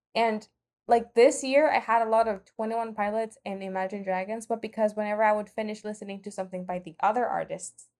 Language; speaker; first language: English; non-native, fluent; Spanish